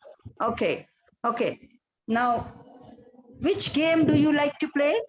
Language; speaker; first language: English; non-native, local second language; Odia